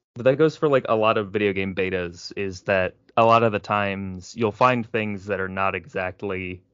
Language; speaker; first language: English; native; English